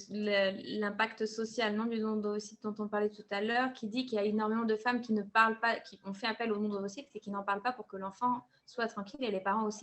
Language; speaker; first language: French; native; French